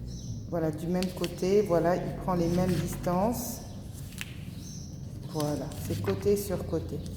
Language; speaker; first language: French; native; French